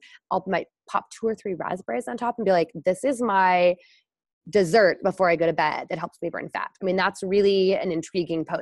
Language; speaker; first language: English; native; English